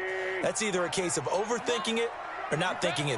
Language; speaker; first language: English; native; English